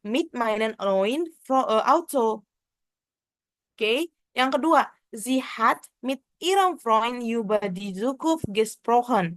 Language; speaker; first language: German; non-native, learner; Indonesian